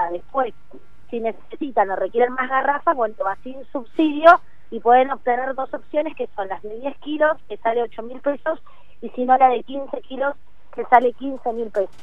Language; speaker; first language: Spanish; native; Spanish